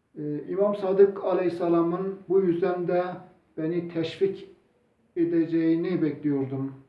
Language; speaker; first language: Turkish; non-native, local second language; Zaza